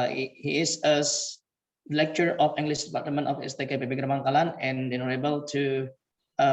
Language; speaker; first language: English; non-native, fluent; Indonesian